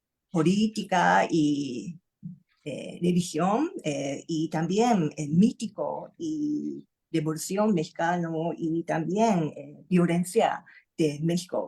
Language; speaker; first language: Spanish; non-native, learner; Japanese